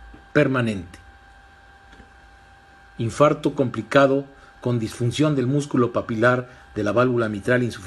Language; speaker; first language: Spanish; native; Spanish